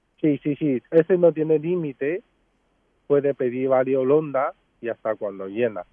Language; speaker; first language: Spanish; non-native, learner; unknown